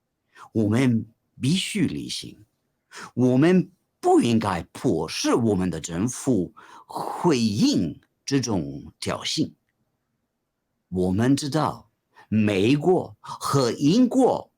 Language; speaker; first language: Chinese; non-native, fluent; English